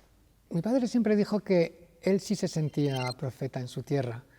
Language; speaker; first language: Spanish; native; Spanish